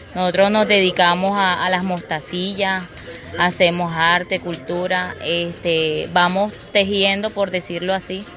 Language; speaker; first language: Spanish; non-native, local second language; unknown